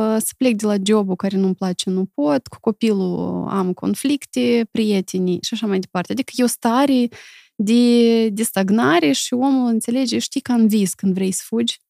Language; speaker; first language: Romanian; native; Romanian